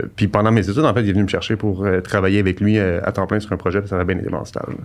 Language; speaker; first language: French; native; French